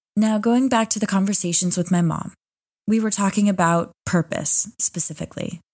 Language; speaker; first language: English; native; English